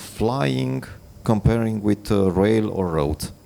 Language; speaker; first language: English; non-native, fluent; Romanian